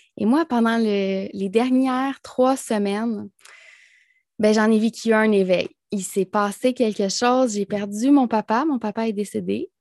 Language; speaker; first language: French; native; French